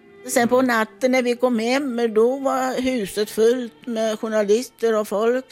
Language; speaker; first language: Swedish; non-native, fluent; Italian